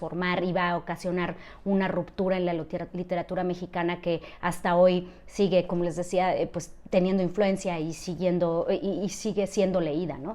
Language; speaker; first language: Spanish; native; Spanish